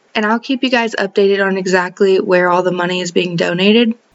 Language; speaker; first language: English; native; English